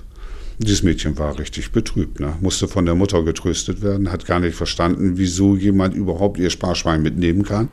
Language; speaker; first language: German; native; German